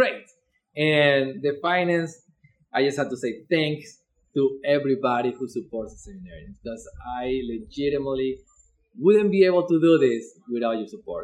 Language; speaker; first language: English; non-native, fluent; Spanish